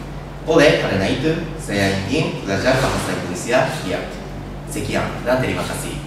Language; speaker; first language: Indonesian; non-native, learner; Japanese